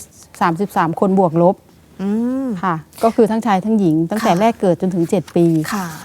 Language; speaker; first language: Thai; native; Thai